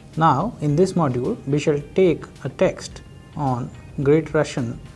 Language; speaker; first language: English; non-native, local second language; Hindi